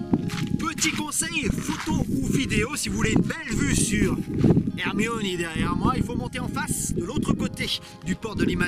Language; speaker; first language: French; native; French